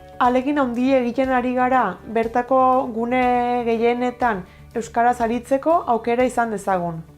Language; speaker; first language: Basque; native; Basque